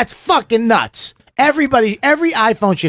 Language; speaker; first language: English; native; English